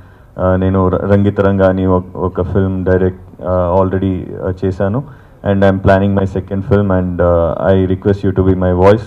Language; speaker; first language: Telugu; non-native, learner; Kannada